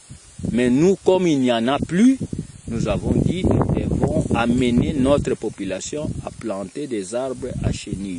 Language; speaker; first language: French; non-native, local second language; Kongo